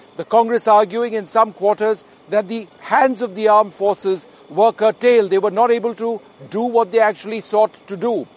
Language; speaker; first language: English; non-native, local second language; Hindi